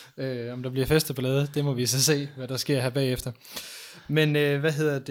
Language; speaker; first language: Danish; native; Danish